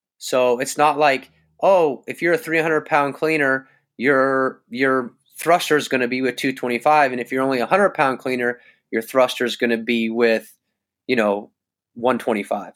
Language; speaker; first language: English; native; English